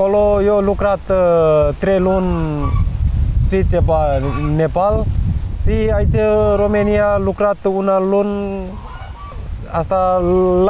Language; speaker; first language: Romanian; non-native, learner; Nepali